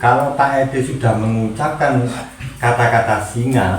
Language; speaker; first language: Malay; non-native, local second language; Javanese